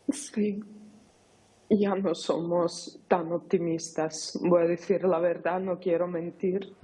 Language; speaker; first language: Spanish; non-native, fluent; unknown